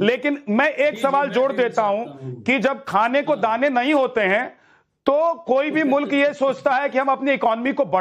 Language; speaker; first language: Hindi; native; Hindi